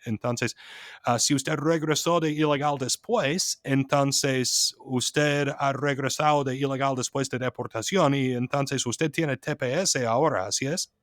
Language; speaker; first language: Spanish; non-native, fluent; English